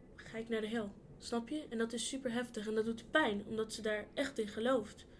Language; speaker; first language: Dutch; early bilingual, other home language; Yoruba